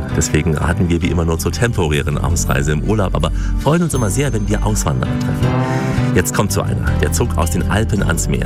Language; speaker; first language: German; native; German